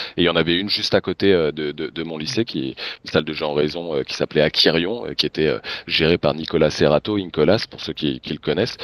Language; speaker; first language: French; native; French